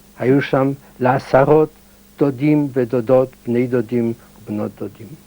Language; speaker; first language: Hebrew; early bilingual, heritage; Hebrew